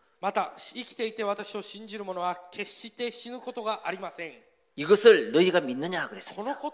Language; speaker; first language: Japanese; non-native, fluent; Korean